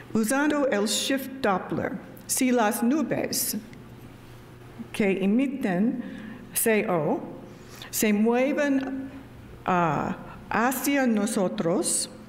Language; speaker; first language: Spanish; non-native, learner; English